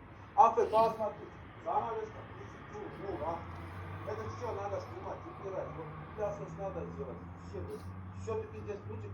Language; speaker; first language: Russian; non-native, learner; Tajik